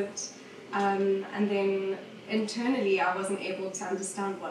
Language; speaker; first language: English; native; English